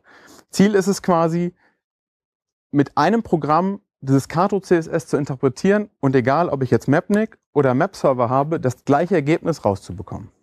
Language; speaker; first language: German; native; German